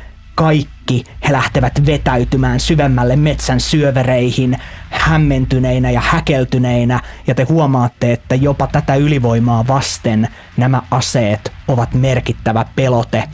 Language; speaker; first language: Finnish; native; Finnish